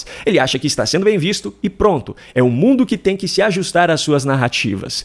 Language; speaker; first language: Portuguese; native; Portuguese